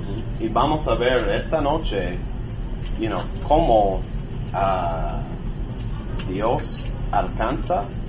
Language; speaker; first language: Spanish; non-native, learner; English